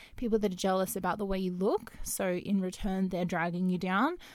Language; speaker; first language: English; native; English